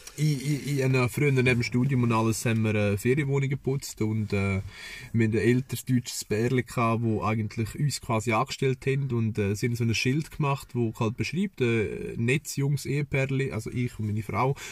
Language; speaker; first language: German; early bilingual, other home language; Serbian